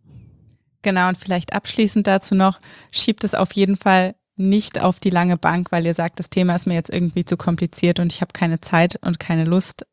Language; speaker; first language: German; native; German